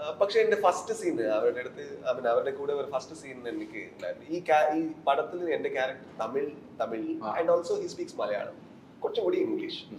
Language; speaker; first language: Malayalam; non-native, learner; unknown